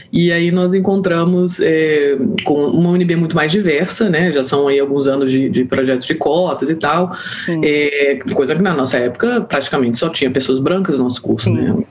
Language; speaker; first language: Portuguese; native; Portuguese